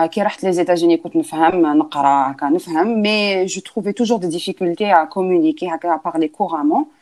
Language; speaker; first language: French; non-native, local second language; Arabic